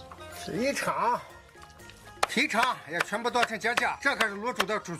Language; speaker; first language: Chinese; native; Chinese